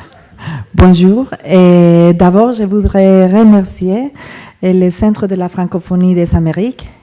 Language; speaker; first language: French; non-native, fluent; Spanish